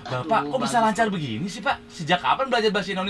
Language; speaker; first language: Indonesian; native; Indonesian